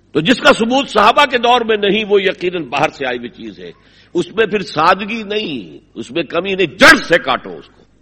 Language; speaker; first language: Urdu; native; Urdu